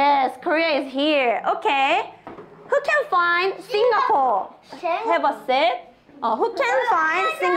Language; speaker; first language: English; non-native, fluent; Korean